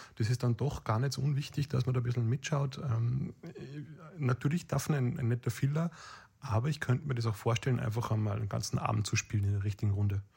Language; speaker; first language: German; native; German